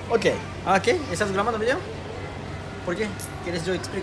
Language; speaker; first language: Spanish; non-native, learner; Japanese